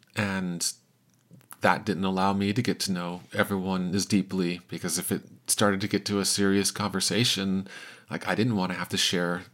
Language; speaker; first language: English; native; English